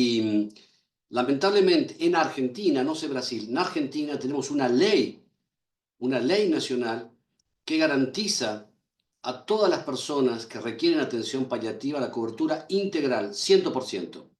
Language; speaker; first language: Spanish; native; Spanish